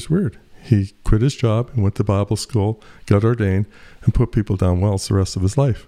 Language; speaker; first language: English; native; English